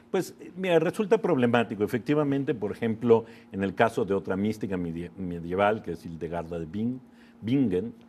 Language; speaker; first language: Spanish; native; Spanish